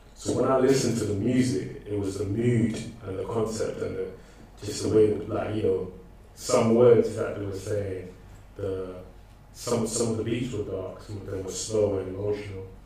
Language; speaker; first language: English; non-native, local second language; Akan